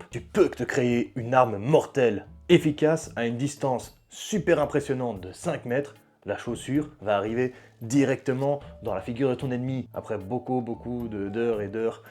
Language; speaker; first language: French; native; French